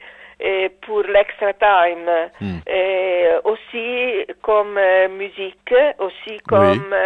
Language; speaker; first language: French; non-native, learner; Italian